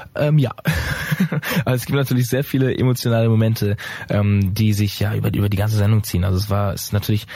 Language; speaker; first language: German; native; German